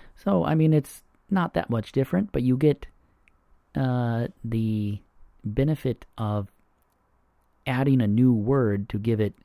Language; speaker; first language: English; native; English